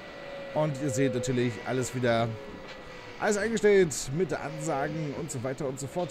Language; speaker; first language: German; native; German